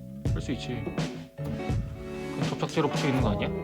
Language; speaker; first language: Korean; native; Korean